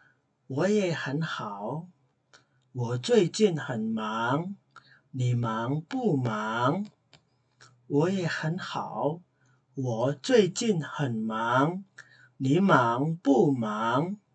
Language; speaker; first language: Chinese; non-native, fluent; Indonesian